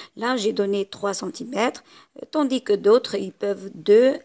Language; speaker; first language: French; non-native, local second language; Arabic